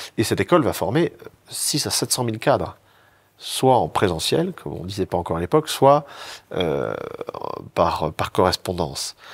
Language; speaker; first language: French; native; French